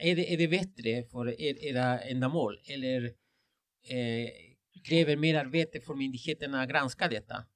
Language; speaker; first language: Swedish; non-native, fluent; Spanish